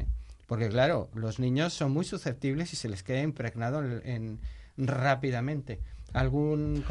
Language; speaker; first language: Spanish; native; Spanish